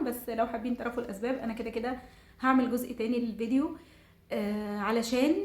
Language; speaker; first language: Arabic; native; Arabic